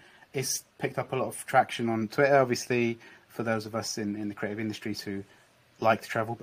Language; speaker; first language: English; native; English